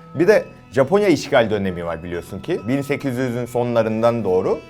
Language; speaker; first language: Turkish; non-native, fluent; Korean